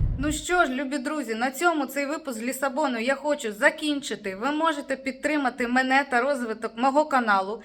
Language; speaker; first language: Ukrainian; non-native, local second language; Russian